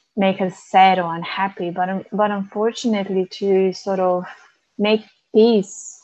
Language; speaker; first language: English; non-native, fluent; Macedonian